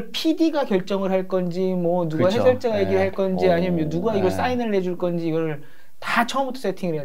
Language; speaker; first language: Korean; native; Korean